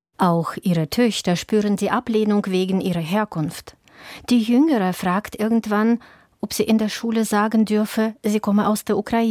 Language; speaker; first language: German; native; German